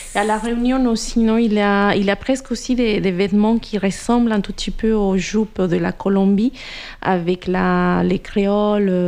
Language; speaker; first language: French; non-native, fluent; Spanish